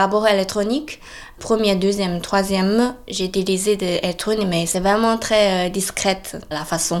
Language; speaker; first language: French; non-native, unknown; Chinese